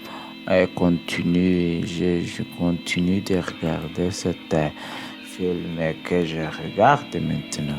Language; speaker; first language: French; non-native, learner; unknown